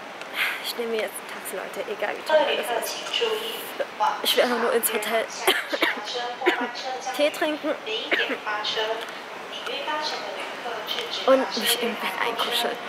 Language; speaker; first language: German; early bilingual, other home language; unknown